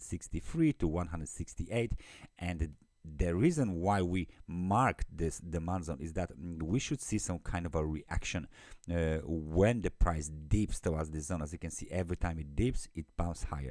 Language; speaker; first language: English; non-native, fluent; Polish